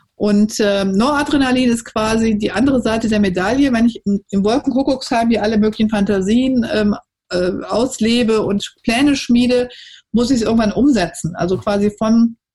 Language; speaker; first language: German; native; German